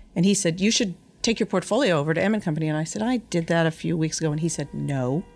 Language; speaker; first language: English; native; English